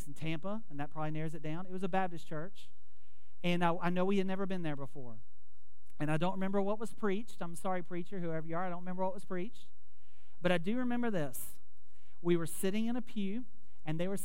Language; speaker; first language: English; native; English